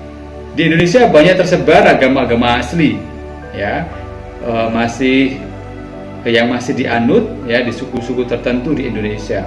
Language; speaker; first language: Indonesian; native; Indonesian